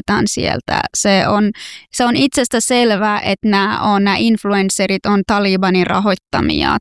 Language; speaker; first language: Finnish; non-native, fluent; Persian